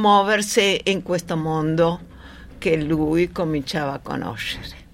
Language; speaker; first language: Italian; non-native, fluent; Spanish